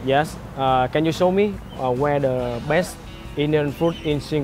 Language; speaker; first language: English; non-native, learner; Vietnamese